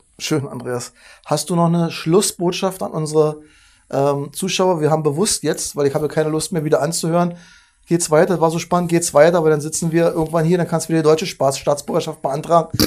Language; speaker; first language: German; native; German